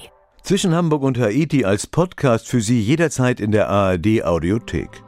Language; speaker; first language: German; native; German